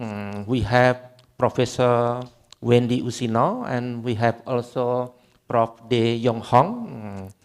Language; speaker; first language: English; non-native, learner; Indonesian